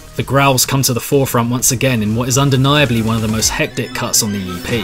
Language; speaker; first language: English; native; English